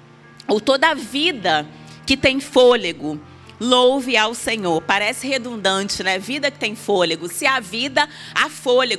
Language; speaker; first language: Portuguese; native; Portuguese